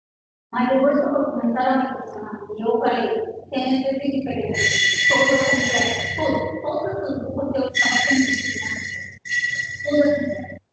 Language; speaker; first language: Portuguese; non-native, learner; Spanish